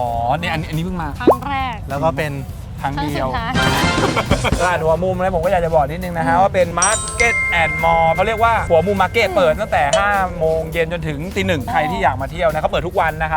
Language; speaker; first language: Thai; native; Thai